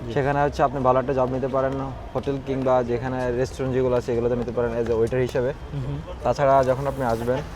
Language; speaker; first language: Bangla; native; Bangla